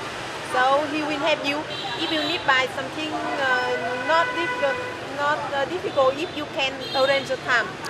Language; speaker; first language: English; non-native, learner; Vietnamese